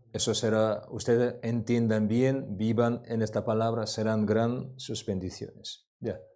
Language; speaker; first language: Spanish; non-native, learner; Korean